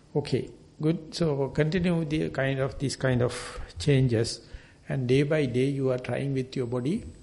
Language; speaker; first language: English; non-native, local second language; Sinhala